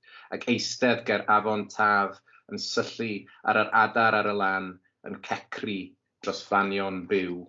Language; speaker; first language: Welsh; native; Welsh